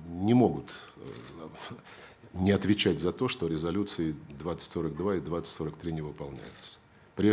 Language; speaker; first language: Russian; native; Russian